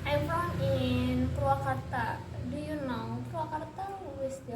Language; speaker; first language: English; non-native, learner; Indonesian